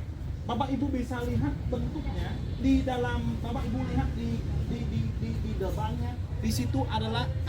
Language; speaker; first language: Indonesian; non-native, fluent; Vietnamese